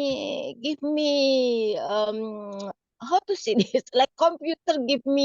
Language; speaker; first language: English; non-native, learner; Indonesian